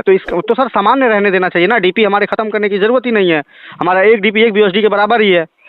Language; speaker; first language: Hindi; native; Hindi